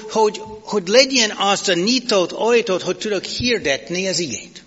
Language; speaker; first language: Hungarian; non-native, fluent; English